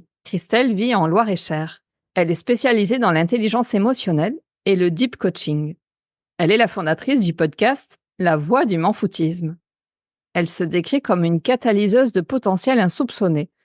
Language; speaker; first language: French; native; French